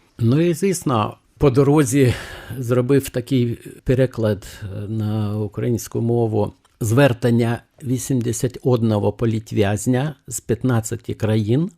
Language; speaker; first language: Ukrainian; non-native, fluent; Lithuanian